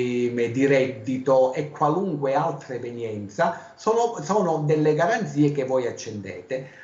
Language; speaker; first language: Italian; native; Italian